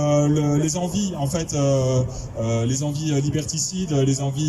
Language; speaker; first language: French; native; French